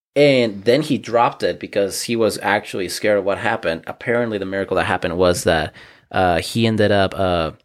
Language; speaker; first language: English; early bilingual, other home language; Spanish